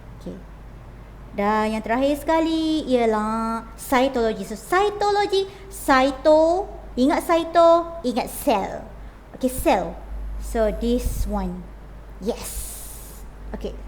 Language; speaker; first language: Malay; native; Malay